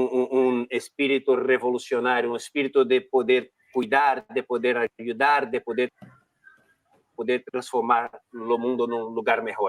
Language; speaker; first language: Spanish; non-native, learner; Portuguese